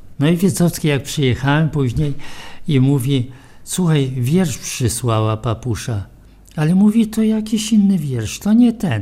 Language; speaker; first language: Polish; non-native, local second language; Romany